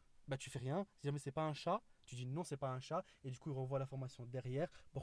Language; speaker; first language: French; native; French